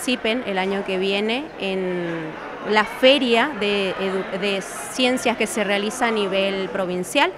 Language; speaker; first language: Spanish; native; Spanish